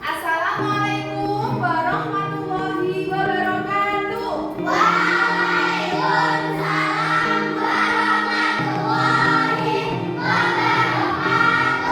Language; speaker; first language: Indonesian; native; Indonesian